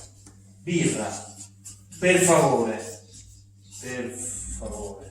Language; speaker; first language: Italian; non-native, learner; English